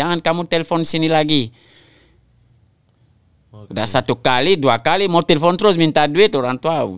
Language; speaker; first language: Indonesian; non-native, local second language; French